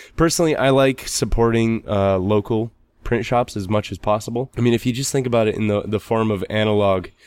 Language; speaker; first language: English; native; English